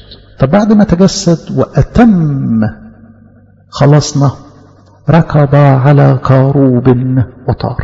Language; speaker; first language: Arabic; native; Arabic